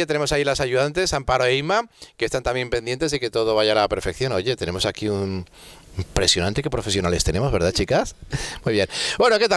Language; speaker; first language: Spanish; native; Spanish